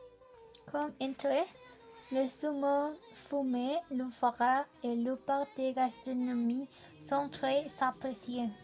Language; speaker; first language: French; non-native, learner; Spanish